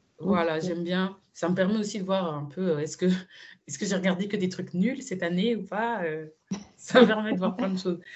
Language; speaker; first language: French; early bilingual, other home language; Spanish